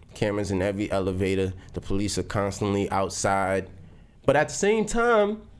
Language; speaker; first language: English; native; English